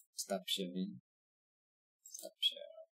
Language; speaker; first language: English; non-native, local second language; Filipino